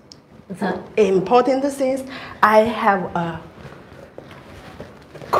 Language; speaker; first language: English; non-native, learner; Chinese